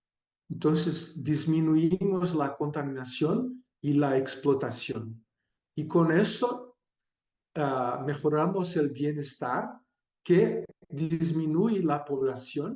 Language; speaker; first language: Spanish; non-native, fluent; Portuguese